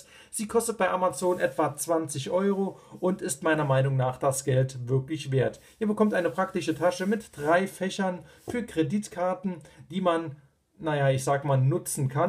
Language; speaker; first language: German; native; German